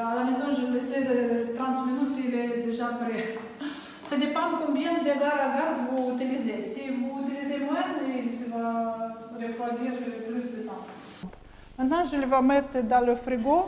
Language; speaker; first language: French; non-native, learner; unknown